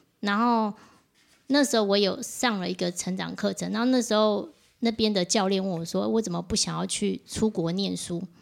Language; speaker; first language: Chinese; native; Chinese